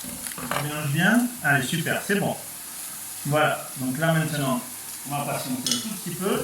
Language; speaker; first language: French; native; French